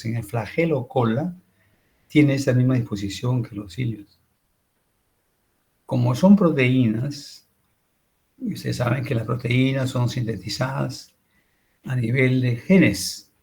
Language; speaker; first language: Spanish; native; Spanish